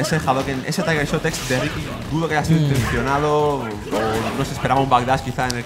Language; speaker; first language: Spanish; native; Spanish